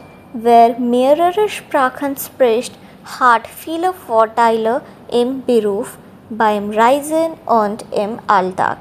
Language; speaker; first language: German; non-native, learner; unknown